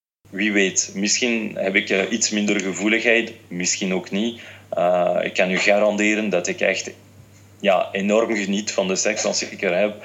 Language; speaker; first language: Dutch; non-native, fluent; French